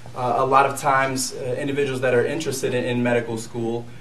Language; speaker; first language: English; native; English